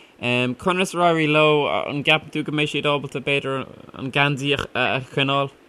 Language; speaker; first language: Irish; native; Irish